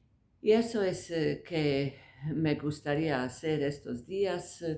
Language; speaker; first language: Spanish; non-native, fluent; Croatian